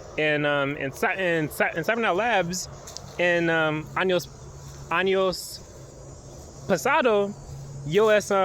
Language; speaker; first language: Spanish; non-native, learner; English